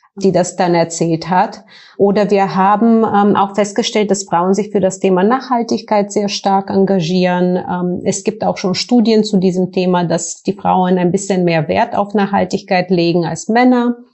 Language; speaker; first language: German; non-native, fluent; Bulgarian